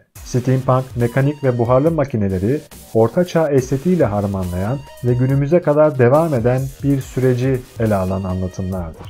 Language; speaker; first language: Turkish; native; Turkish